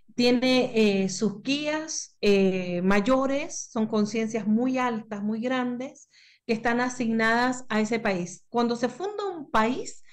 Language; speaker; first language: Spanish; native; Spanish